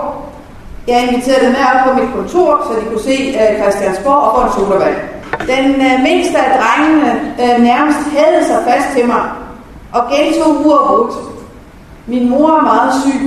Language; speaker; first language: Danish; native; Danish